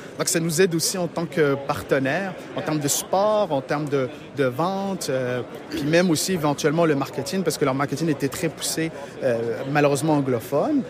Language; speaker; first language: French; non-native, local second language; Arabic